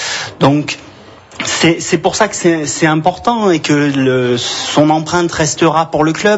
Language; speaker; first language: French; native; French